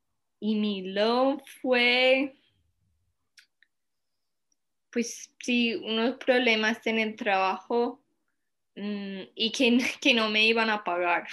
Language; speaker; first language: Spanish; early bilingual, heritage; Spanish